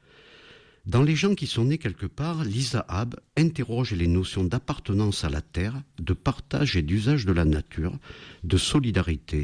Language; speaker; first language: French; native; French